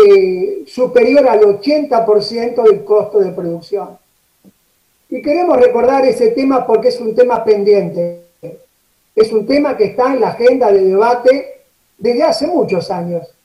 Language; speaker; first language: Spanish; native; Spanish